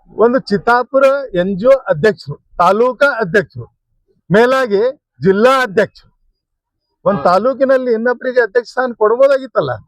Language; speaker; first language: Kannada; non-native, local second language; Urdu